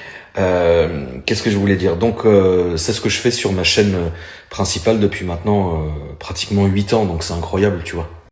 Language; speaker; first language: French; native; French